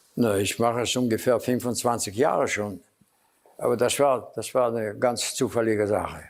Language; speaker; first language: German; non-native, fluent; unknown